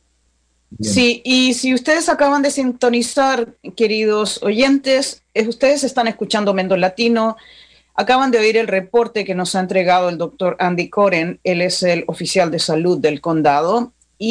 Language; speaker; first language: Spanish; native; Spanish